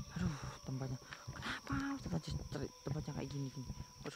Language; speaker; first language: Indonesian; native; Indonesian